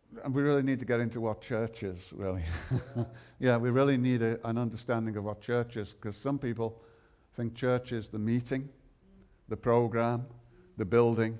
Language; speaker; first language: English; native; English